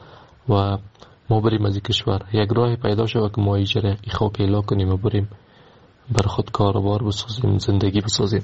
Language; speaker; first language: Persian; native; Persian